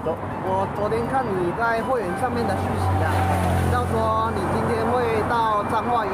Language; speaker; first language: Chinese; native; Chinese